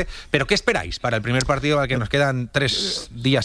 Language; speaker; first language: Spanish; native; Spanish